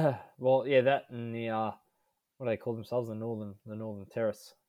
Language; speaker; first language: English; native; English